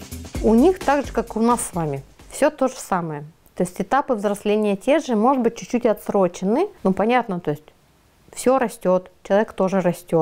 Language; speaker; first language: Russian; native; Russian